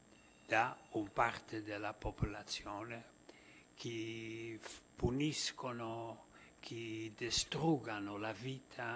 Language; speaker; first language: Italian; non-native, fluent; Dutch